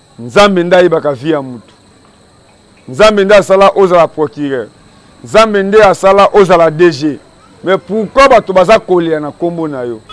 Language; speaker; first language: Lingala; native; Lingala